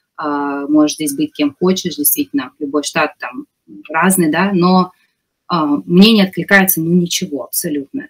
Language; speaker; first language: Russian; native; Russian